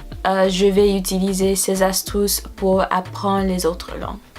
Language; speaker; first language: French; non-native, learner; English